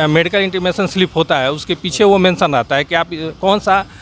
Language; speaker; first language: Hindi; native; Hindi